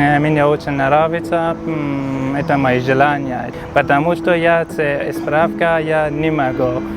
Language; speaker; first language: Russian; non-native, learner; Persian